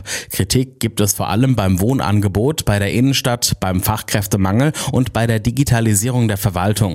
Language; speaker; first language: German; native; German